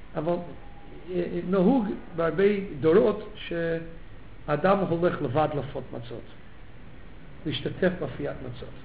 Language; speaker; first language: Hebrew; early bilingual, heritage; Hebrew